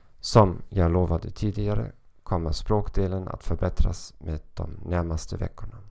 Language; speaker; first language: Swedish; non-native, learner; German